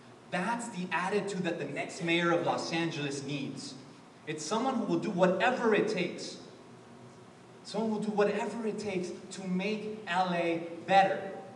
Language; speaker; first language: English; early bilingual, other home language; Spanish